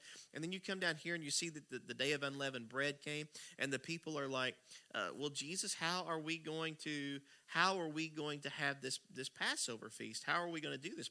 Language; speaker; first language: English; native; English